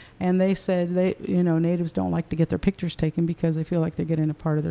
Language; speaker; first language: English; early bilingual, other home language; Spanish